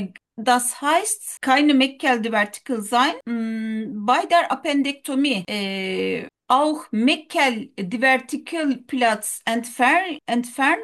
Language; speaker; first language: German; non-native, learner; Turkish